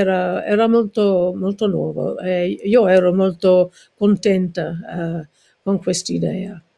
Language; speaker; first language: Italian; non-native, learner; English